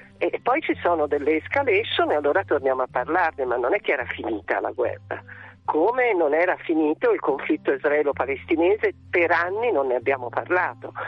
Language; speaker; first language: Italian; native; Italian